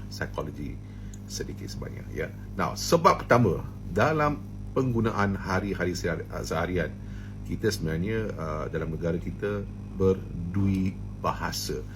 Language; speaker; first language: Malay; non-native, local second language; Chinese